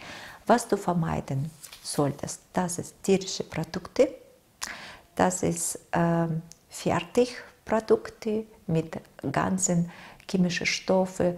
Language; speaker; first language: German; non-native, fluent; Russian